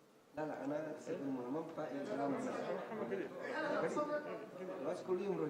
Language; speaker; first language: Arabic; non-native, learner; Indonesian